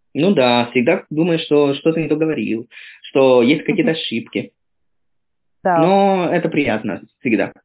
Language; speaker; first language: Russian; non-native, fluent; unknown